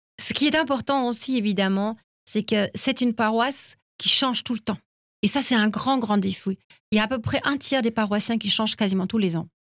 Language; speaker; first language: French; non-native, fluent; German